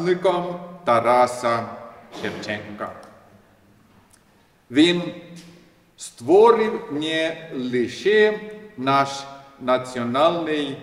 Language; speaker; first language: Ukrainian; non-native, learner; Swedish